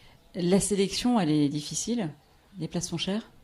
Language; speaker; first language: French; native; French